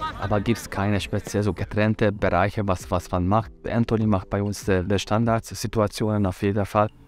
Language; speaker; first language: German; non-native, fluent; Hungarian